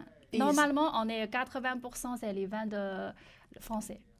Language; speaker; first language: French; non-native, learner; Chinese